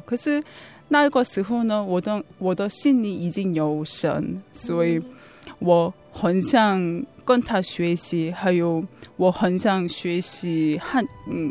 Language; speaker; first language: Chinese; non-native, fluent; Korean